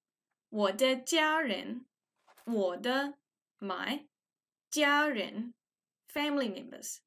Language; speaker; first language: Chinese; non-native, fluent; English